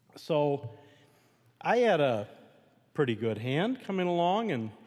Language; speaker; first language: English; native; English